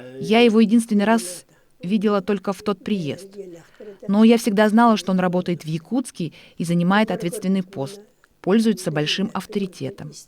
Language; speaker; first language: Russian; non-native, local second language; Yakut